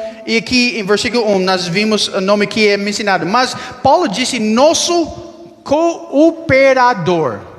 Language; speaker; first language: Portuguese; non-native, learner; English